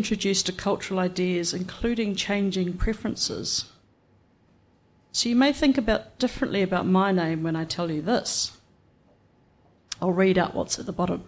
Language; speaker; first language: English; native; English